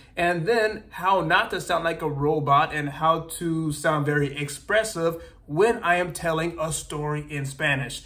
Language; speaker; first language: English; native; English